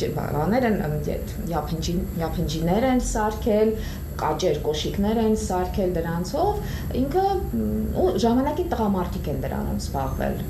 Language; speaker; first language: Armenian; native; Armenian